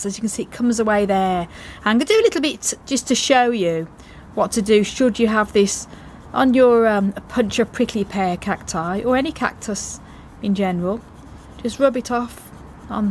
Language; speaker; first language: English; native; English